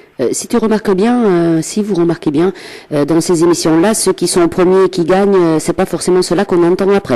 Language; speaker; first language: French; native; French